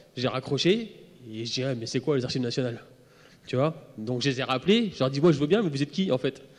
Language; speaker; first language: French; native; French